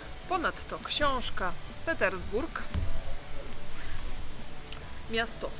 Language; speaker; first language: Polish; native; Polish